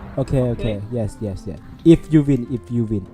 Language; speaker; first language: English; non-native, learner; Thai